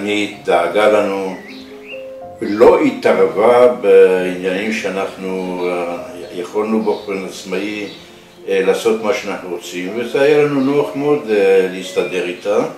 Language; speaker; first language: Hebrew; early bilingual, other home language; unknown